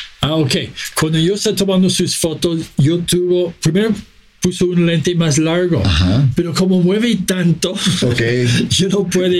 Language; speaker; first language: Spanish; non-native, fluent; English